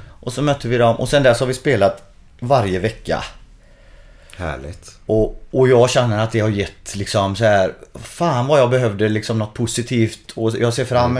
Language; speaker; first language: Swedish; native; Swedish